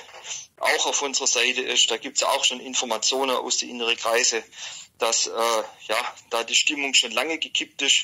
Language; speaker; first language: German; native; German